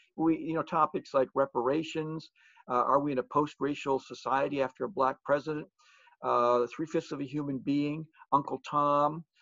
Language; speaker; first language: English; native; English